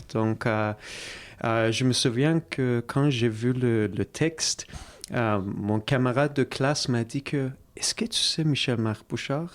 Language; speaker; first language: French; non-native, fluent; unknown